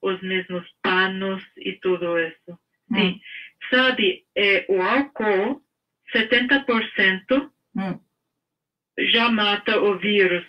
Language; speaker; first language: Portuguese; non-native, fluent; English